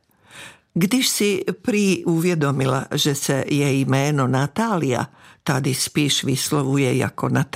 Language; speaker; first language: Czech; non-native, fluent; Serbian